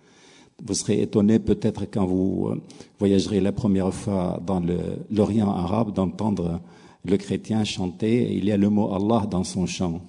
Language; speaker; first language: French; non-native, local second language; Arabic